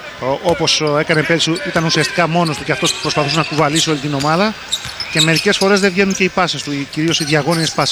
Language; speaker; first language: Greek; native; Greek